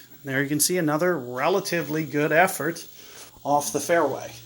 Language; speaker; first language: English; native; English